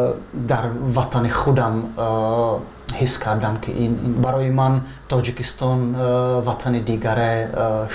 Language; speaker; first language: Persian; non-native, fluent; Slovak